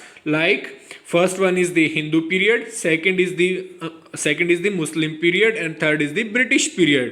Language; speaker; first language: English; non-native, local second language; Hindi